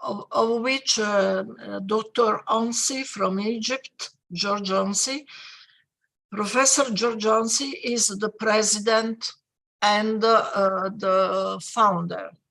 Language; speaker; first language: English; non-native, fluent; Italian